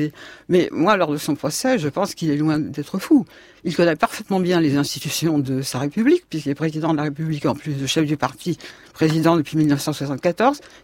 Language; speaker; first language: French; native; French